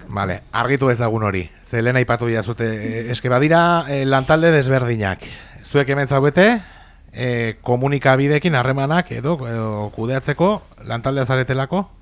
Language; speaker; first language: Basque; native; Basque